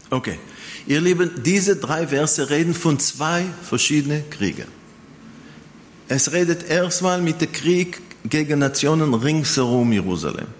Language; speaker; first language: German; non-native, fluent; Hebrew